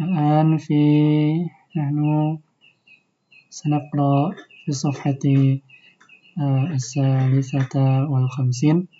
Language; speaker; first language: Arabic; non-native, fluent; Indonesian